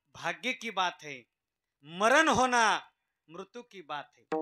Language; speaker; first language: Hindi; non-native, local second language; Marathi